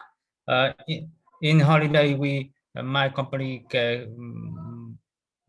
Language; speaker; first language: English; non-native, learner; Vietnamese